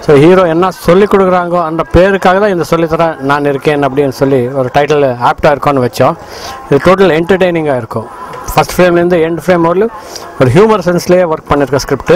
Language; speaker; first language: Tamil; non-native, local second language; Kannada